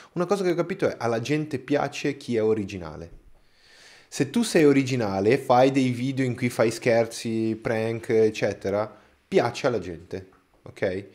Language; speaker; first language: Italian; non-native, fluent; Portuguese